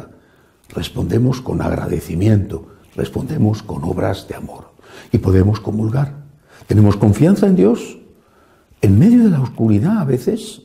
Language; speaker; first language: Spanish; native; Spanish